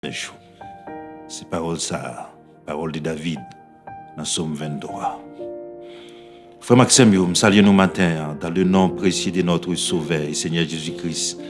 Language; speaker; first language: French; non-native, local second language; Haitian Creole